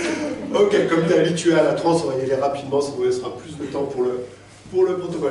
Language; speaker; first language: French; native; French